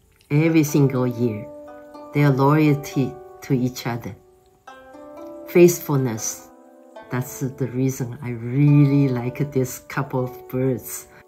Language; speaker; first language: English; non-native, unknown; Chinese